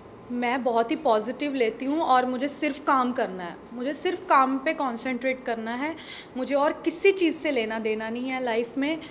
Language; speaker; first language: Hindi; non-native, local second language; Punjabi